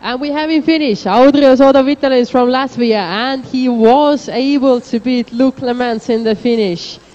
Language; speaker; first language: English; non-native, fluent; Estonian